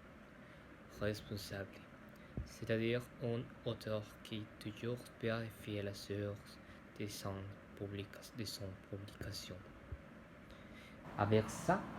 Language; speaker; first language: French; non-native, learner; Spanish